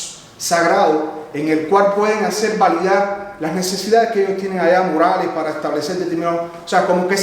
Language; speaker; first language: Spanish; native; Spanish